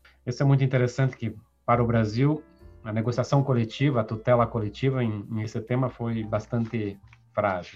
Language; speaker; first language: Spanish; non-native, fluent; Portuguese